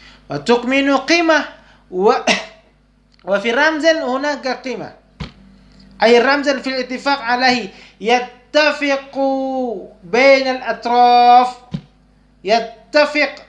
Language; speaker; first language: Arabic; non-native, fluent; Indonesian